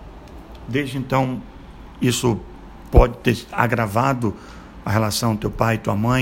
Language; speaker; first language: Portuguese; native; Portuguese